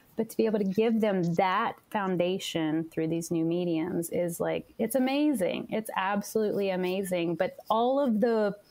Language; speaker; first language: English; native; English